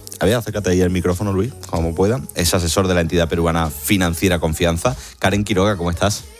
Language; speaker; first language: Spanish; native; Spanish